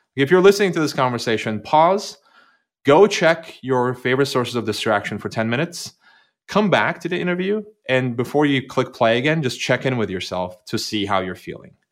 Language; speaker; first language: English; non-native, fluent; Turkish